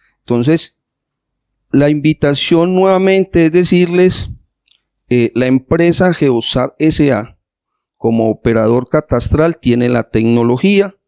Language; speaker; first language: Spanish; native; Spanish